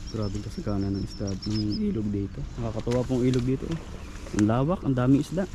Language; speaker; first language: Filipino; native; Filipino